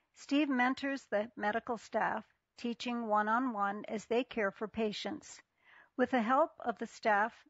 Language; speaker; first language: English; native; English